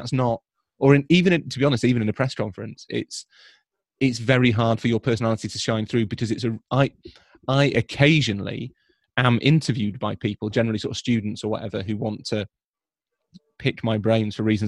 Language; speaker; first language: English; native; English